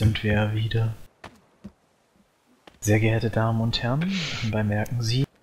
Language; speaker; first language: German; native; German